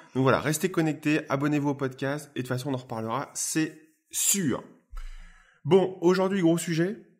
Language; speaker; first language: French; native; French